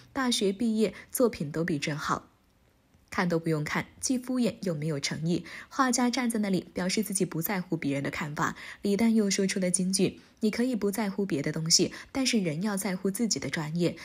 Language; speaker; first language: Chinese; native; Chinese